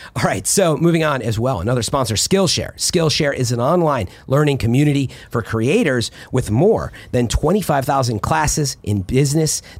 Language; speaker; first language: English; early bilingual, other home language; Italian